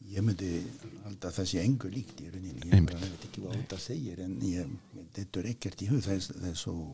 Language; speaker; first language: Icelandic; non-native, fluent; French